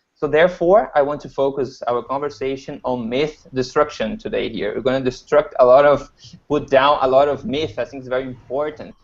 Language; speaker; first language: English; non-native, fluent; Portuguese